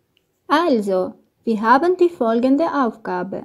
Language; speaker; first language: German; non-native, fluent; Armenian